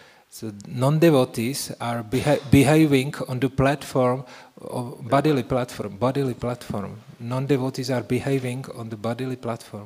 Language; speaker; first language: English; non-native, fluent; Czech